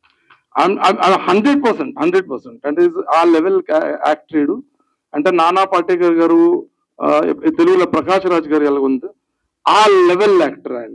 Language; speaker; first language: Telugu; early bilingual, heritage; Telugu